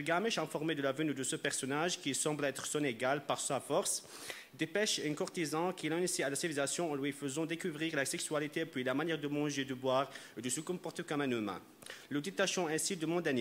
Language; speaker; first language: French; non-native, fluent; Arabic